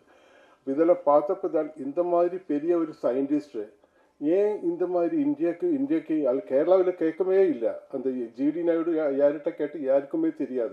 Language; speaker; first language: Tamil; non-native, learner; Malayalam